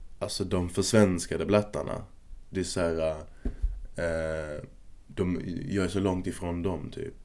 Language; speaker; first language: Swedish; early bilingual, other home language; Arabic